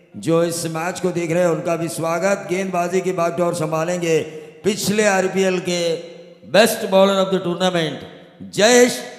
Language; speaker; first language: Hindi; non-native, local second language; Marathi